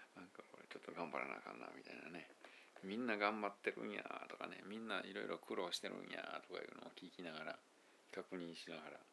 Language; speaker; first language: Japanese; native; Japanese